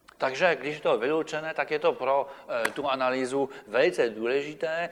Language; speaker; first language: Czech; non-native, fluent; French